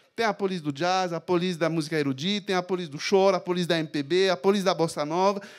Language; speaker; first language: Portuguese; non-native, fluent; French